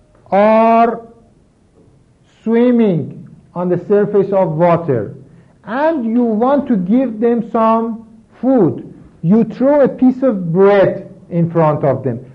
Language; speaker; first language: English; non-native, fluent; Persian